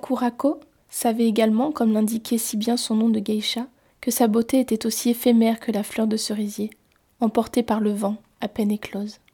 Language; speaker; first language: French; native; French